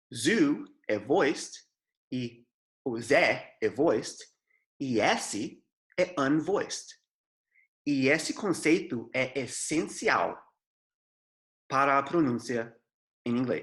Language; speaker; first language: Portuguese; non-native, fluent; English